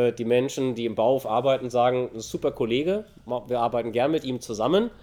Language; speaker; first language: German; native; German